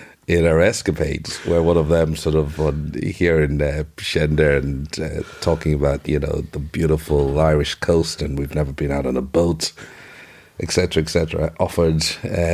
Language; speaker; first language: English; non-native, local second language; Igbo